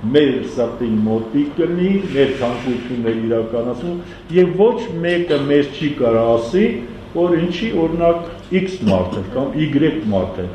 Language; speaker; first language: Armenian; non-native, local second language; Kurdish